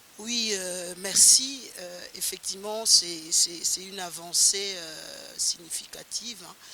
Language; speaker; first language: French; non-native, local second language; Lingala